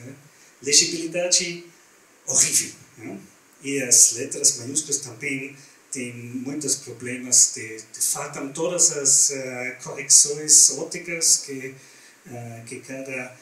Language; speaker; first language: Portuguese; non-native, learner; German